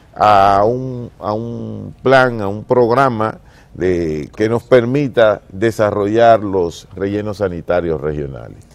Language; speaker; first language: Spanish; native; Spanish